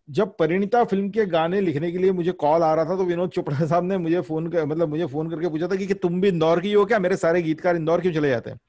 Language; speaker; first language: Hindi; native; Hindi